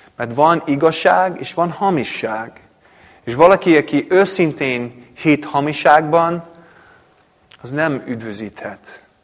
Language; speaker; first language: Hungarian; non-native, fluent; English